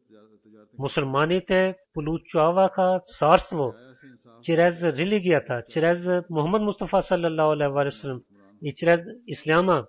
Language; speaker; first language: Bulgarian; non-native, fluent; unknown